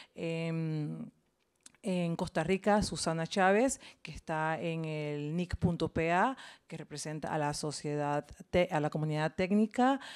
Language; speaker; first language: Spanish; native; Spanish